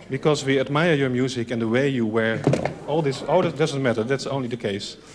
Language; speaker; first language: English; non-native, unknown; Dutch